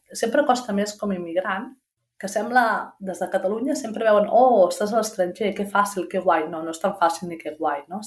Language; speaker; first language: Catalan; native; Catalan